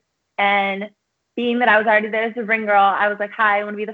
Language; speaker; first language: English; native; English